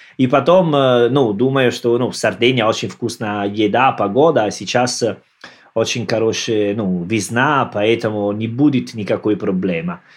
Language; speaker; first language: Russian; non-native, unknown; Italian